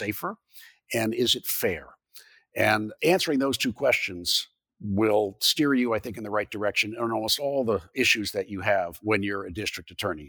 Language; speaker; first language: English; native; English